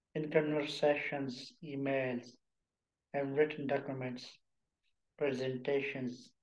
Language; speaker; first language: English; non-native, local second language; Urdu